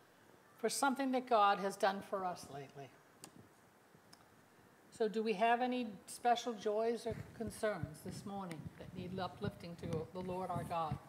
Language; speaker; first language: English; native; English